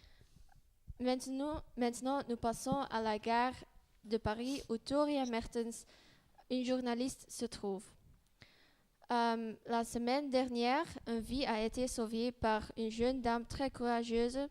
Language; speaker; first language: French; non-native, learner; Dutch